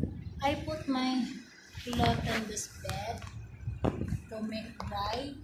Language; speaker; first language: English; non-native, learner; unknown